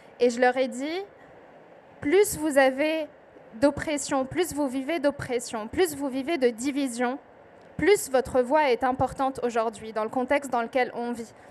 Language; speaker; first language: French; non-native, local second language; Arabic